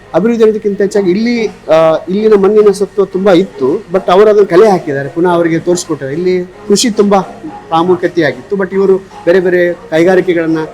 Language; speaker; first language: Kannada; native; Kannada